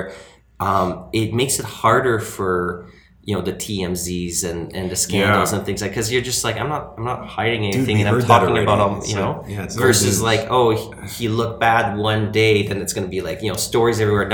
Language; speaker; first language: English; early bilingual, other home language; French